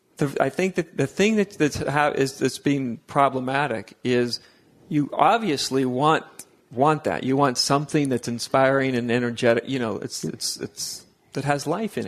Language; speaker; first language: English; native; English